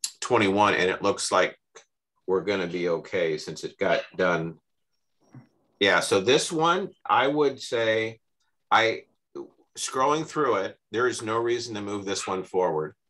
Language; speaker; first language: English; native; English